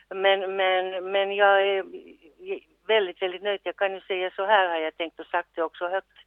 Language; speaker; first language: Swedish; non-native, local second language; Finnish